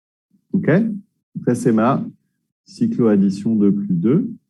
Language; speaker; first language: French; native; French